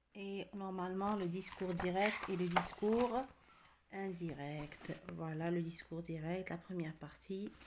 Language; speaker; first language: French; non-native, local second language; Arabic